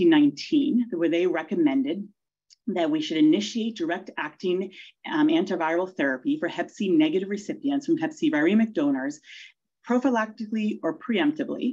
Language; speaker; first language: English; native; English